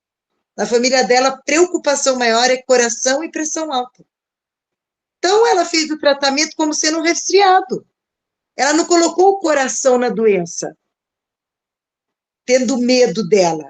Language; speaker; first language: Portuguese; native; Portuguese